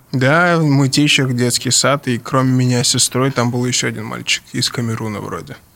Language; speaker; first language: Russian; early bilingual, other home language; English